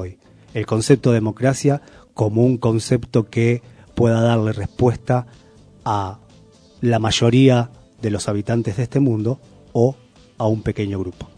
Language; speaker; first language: Spanish; native; Spanish